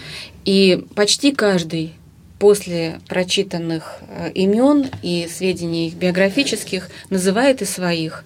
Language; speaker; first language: Russian; native; Russian